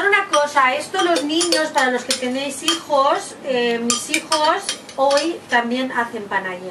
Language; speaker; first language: Spanish; native; Spanish